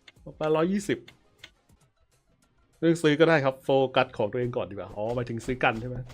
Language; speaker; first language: Thai; native; Thai